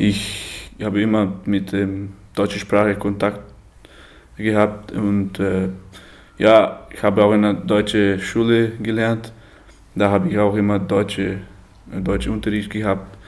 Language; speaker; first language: German; early bilingual, heritage; German